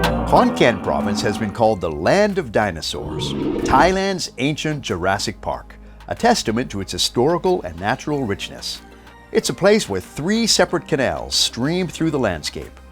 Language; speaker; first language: English; native; English